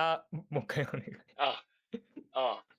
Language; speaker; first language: Cantonese; non-native, learner; Japanese